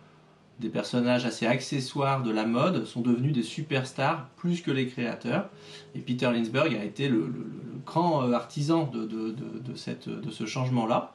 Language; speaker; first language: French; native; French